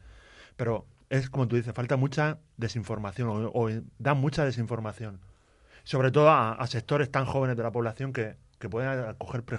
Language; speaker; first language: Spanish; native; Spanish